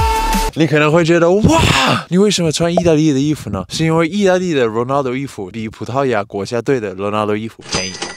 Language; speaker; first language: Chinese; non-native, fluent; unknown